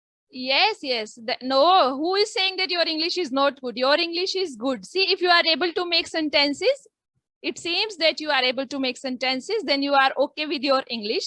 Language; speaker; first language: English; non-native, local second language; Hindi